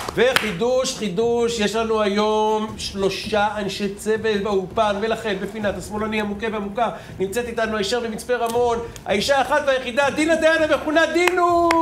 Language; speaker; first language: Hebrew; native; Hebrew